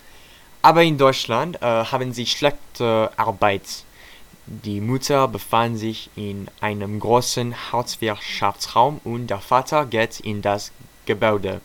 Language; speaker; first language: German; non-native, learner; French